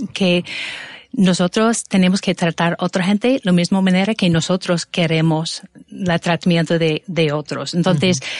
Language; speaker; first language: Spanish; non-native, fluent; English